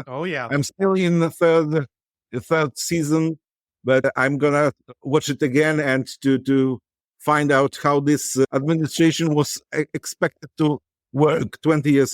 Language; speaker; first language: English; non-native, fluent; Polish